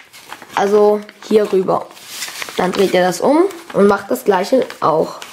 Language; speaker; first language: German; native; German